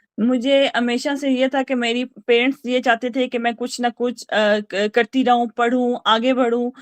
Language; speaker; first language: Urdu; native; Urdu